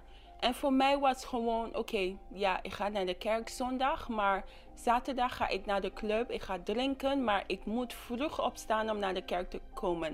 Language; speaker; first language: Dutch; non-native, local second language; English